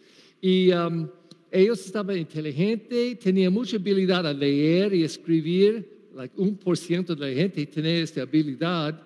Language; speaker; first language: Spanish; non-native, learner; English